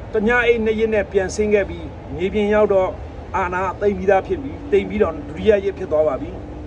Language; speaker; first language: Burmese; non-native, local second language; Nepali